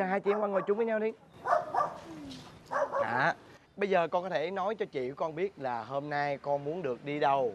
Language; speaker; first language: Vietnamese; native; Vietnamese